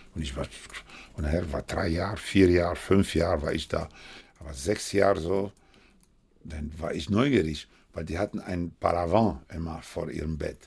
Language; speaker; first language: German; non-native, fluent; Spanish